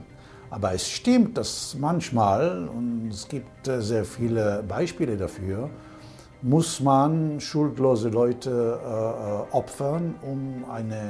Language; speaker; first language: German; non-native, fluent; Hebrew